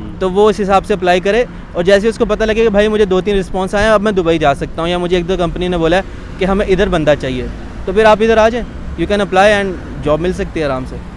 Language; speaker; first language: Urdu; non-native, local second language; Punjabi